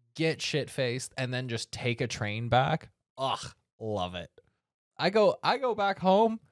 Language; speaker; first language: English; native; English